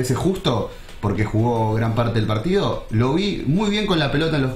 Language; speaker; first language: Spanish; native; Spanish